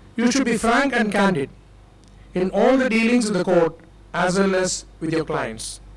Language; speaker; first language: English; non-native, local second language; Tamil